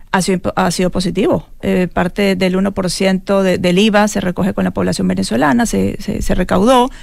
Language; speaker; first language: Spanish; native; Spanish